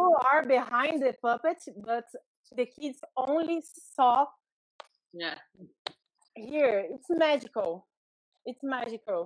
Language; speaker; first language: English; non-native, learner; Portuguese